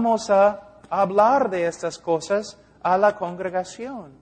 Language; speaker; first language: Spanish; non-native, fluent; English